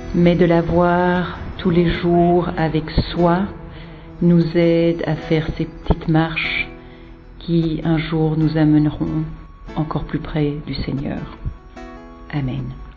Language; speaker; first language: French; native; French